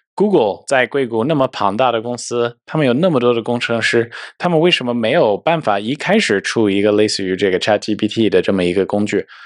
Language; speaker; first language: Chinese; non-native, fluent; English